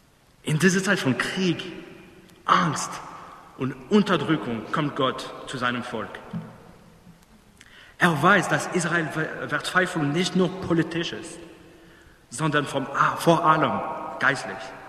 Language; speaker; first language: German; non-native, fluent; English